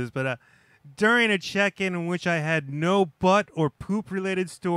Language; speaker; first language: English; native; English